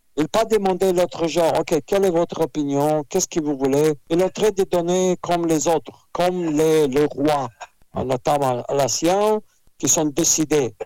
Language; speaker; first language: French; non-native, fluent; Russian